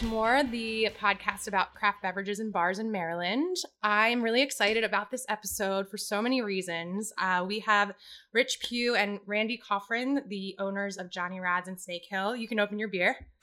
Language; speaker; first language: English; native; English